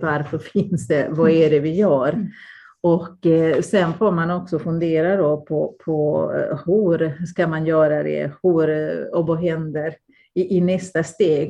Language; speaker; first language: Swedish; non-native, fluent; Spanish